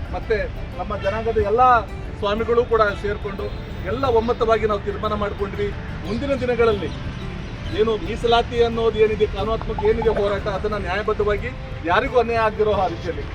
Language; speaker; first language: Kannada; non-native, local second language; Lambadi